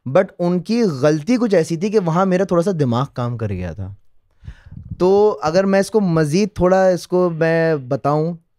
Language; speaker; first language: Urdu; native; Urdu